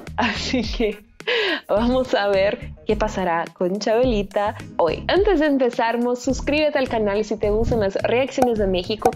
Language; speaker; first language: Spanish; non-native, fluent; Portuguese